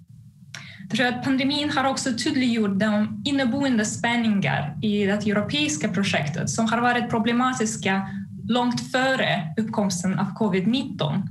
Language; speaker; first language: Swedish; non-native, fluent; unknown